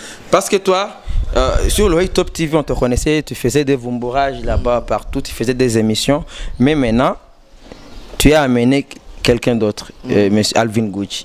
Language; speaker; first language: French; non-native, local second language; Rundi